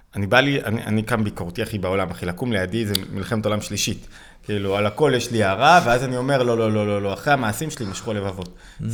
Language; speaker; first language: Hebrew; native; Hebrew